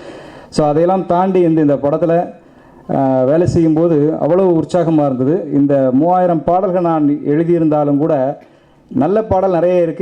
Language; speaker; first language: Tamil; native; Tamil